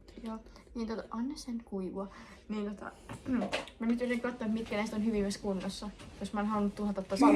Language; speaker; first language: Finnish; native; Finnish